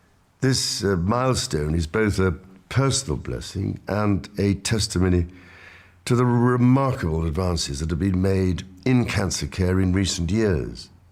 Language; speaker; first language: English; native; English